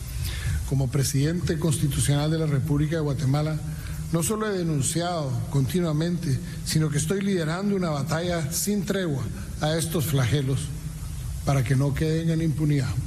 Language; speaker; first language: Spanish; native; Spanish